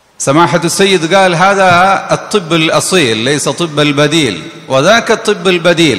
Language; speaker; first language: Arabic; non-native, fluent; Malayalam